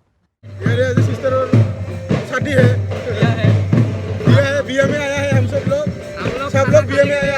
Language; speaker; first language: Hindi; non-native, local second language; Assamese